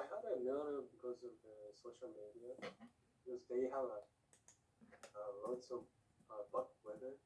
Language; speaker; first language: English; non-native, learner; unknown